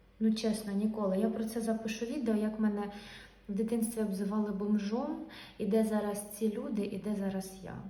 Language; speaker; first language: Ukrainian; non-native, local second language; Russian